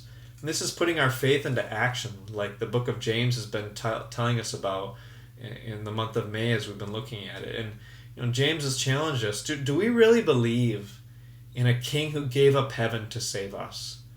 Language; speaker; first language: English; native; English